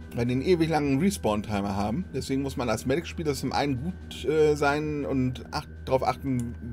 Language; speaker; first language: German; native; German